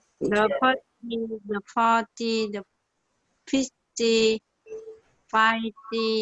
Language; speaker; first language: English; non-native, learner; Vietnamese